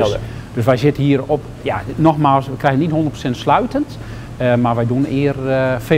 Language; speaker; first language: Dutch; native; Dutch